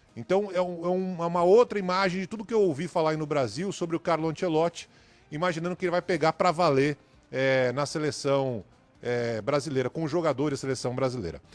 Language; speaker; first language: Portuguese; native; Portuguese